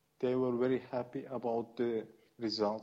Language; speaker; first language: English; non-native, fluent; Kurdish